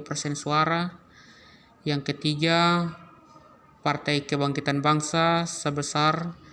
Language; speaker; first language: Indonesian; native; Indonesian